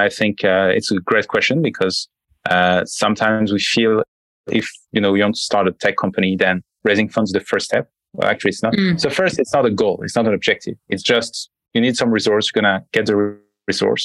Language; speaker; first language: English; non-native, fluent; French